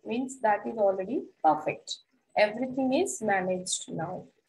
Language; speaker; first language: English; non-native, local second language; Hindi